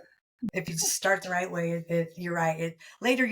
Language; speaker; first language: English; native; English